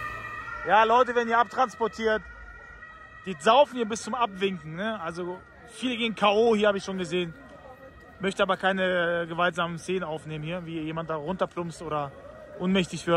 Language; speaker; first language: German; native; German